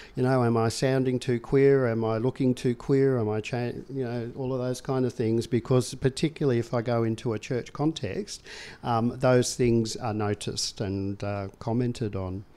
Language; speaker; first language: English; native; English